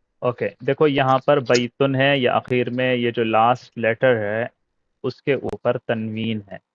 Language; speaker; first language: Urdu; native; Urdu